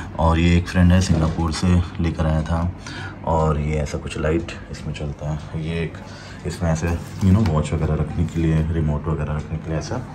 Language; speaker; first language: Hindi; native; Hindi